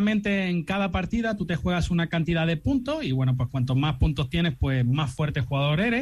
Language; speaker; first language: Spanish; native; Spanish